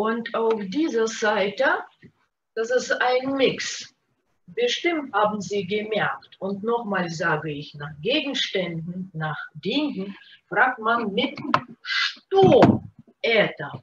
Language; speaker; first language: German; non-native, fluent; Russian